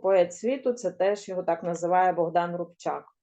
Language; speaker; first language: Ukrainian; native; Ukrainian